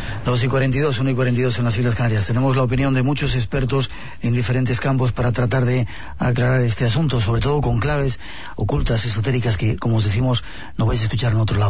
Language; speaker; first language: Spanish; native; Spanish